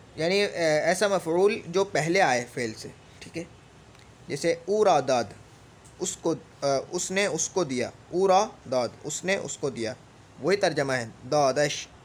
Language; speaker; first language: Urdu; native; Urdu